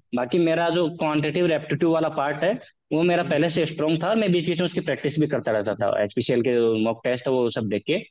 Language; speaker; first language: Hindi; native; Hindi